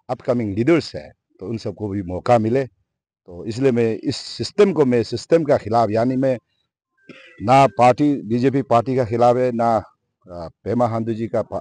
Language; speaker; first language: Hindi; non-native, local second language; Nyishi